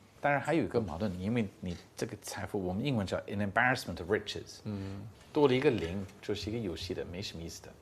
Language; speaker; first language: Chinese; non-native, fluent; English